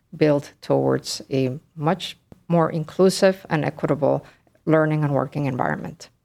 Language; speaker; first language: English; early bilingual, other home language; Spanish